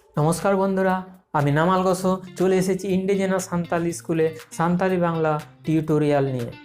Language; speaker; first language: Bangla; non-native, local second language; Santali